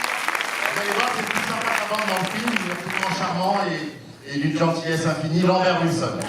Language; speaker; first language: French; native; French